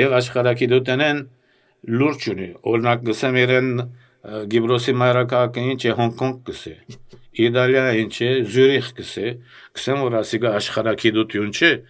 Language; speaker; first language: Armenian; early bilingual, heritage; Armenian